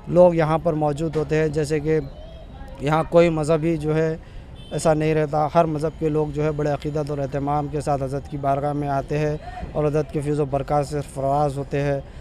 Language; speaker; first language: Hindi; native; Hindi